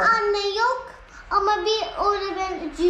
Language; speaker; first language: Turkish; early bilingual, heritage; Turkish